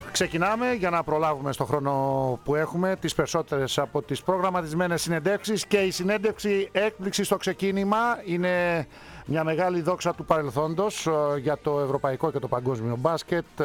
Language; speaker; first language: Greek; native; Greek